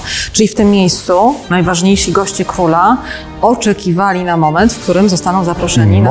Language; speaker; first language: Polish; native; Polish